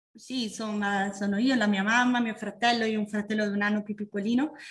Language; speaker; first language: Italian; non-native, fluent; Spanish